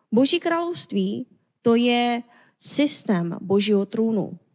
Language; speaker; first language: Czech; non-native, fluent; Korean